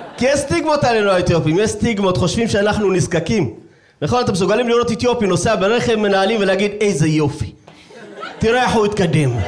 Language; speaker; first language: Hebrew; early bilingual, other home language; Amharic